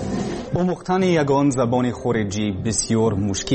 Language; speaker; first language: Persian; non-native, learner; English